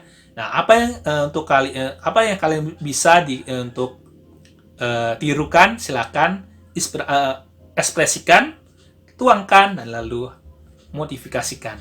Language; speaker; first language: Indonesian; native; Indonesian